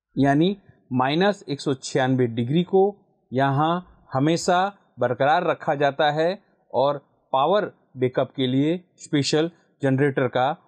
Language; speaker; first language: Hindi; non-native, local second language; Gujarati